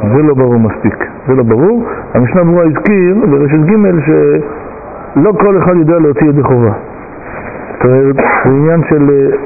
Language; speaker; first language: Hebrew; native; Hebrew